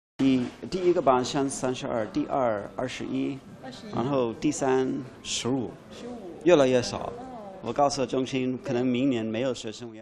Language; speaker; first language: Chinese; non-native, fluent; English